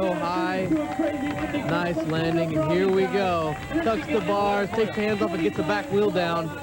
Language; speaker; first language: English; native; English